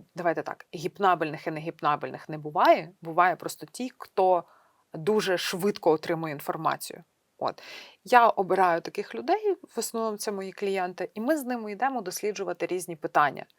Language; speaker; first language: Ukrainian; native; Ukrainian